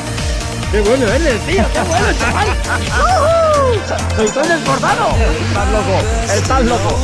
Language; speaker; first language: Spanish; non-native, local second language; Catalan